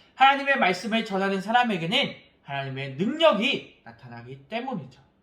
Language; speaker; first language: Korean; native; Korean